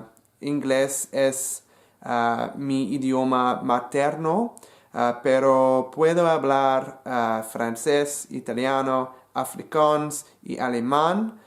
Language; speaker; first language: Spanish; non-native, learner; English